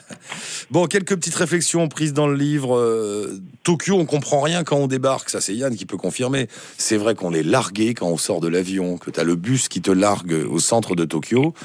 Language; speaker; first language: French; native; French